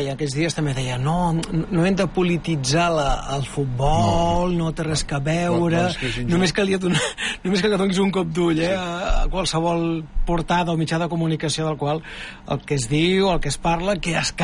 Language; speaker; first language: Catalan; native; Catalan